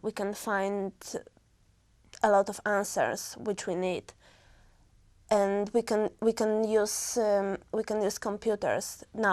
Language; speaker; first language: English; non-native, learner; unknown